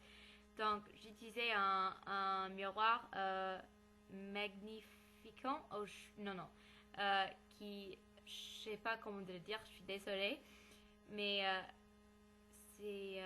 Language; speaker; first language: French; non-native, learner; English